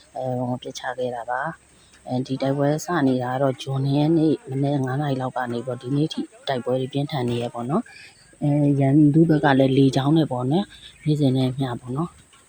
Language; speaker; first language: Burmese; native; Burmese